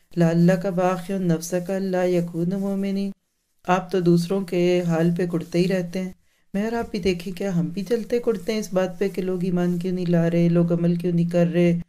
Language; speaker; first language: Urdu; native; Urdu